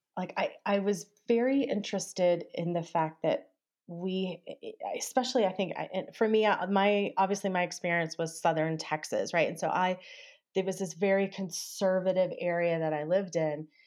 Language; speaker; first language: English; native; English